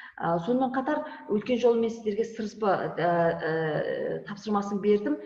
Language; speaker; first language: Kazakh; native; Kazakh